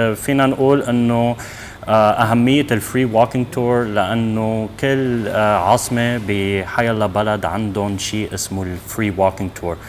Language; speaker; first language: Arabic; early bilingual, heritage; Arabic